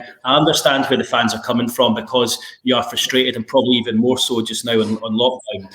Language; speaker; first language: English; native; English